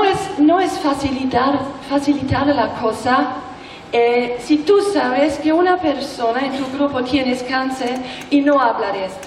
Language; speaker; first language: Spanish; non-native, learner; German